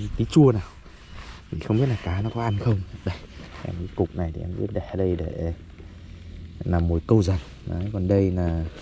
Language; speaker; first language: Vietnamese; native; Vietnamese